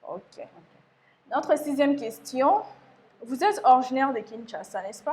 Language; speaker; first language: French; non-native, local second language; Lingala